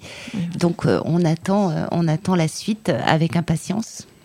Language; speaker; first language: French; native; French